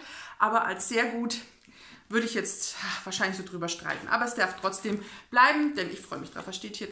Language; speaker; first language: German; native; German